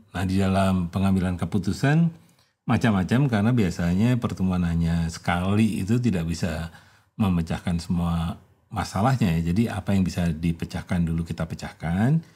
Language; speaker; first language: Indonesian; native; Indonesian